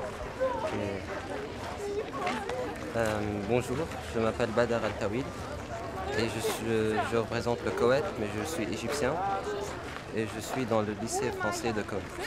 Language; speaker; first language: French; non-native, fluent; Arabic